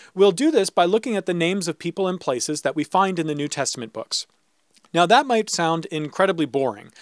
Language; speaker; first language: English; native; English